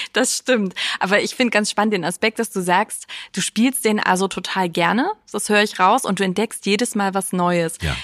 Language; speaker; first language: German; native; German